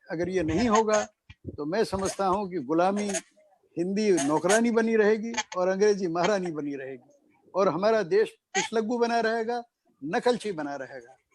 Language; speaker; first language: Hindi; native; Hindi